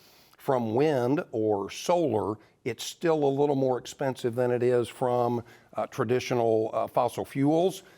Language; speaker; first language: English; native; English